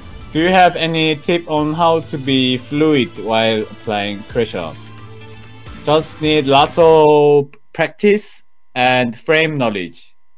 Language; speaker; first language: English; non-native, learner; Korean